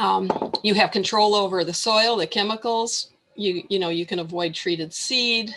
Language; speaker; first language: English; native; English